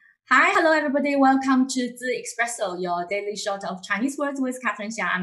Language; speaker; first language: English; non-native, fluent; Chinese